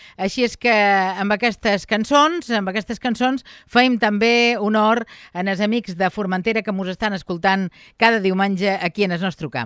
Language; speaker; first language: Catalan; native; Catalan